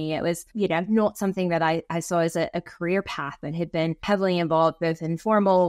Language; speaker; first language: English; native; English